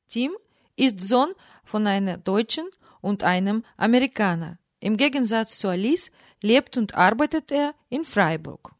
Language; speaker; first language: German; native; German